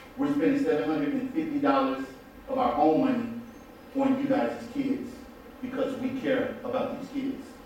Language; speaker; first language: English; native; English